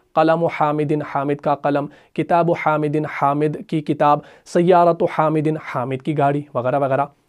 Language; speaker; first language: Urdu; non-native, local second language; Punjabi